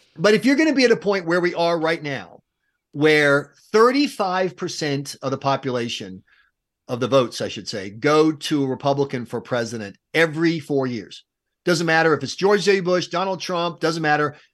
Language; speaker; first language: English; native; English